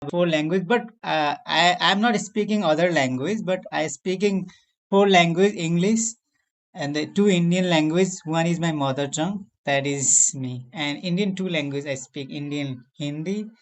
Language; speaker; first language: English; non-native, learner; Nepali